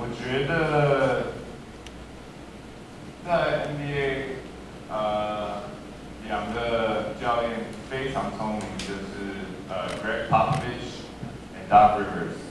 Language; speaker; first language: Chinese; early bilingual, heritage; English